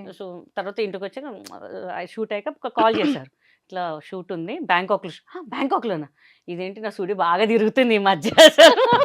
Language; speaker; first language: Telugu; non-native, local second language; Hindi